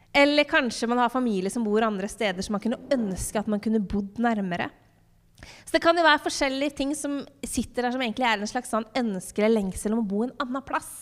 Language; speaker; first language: Norwegian; native; Norwegian